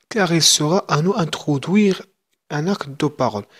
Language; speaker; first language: French; non-native, local second language; Arabic